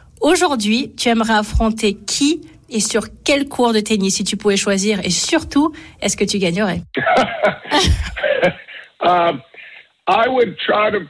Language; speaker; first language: French; native; French